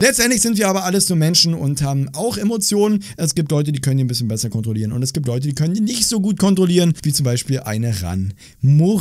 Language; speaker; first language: German; native; German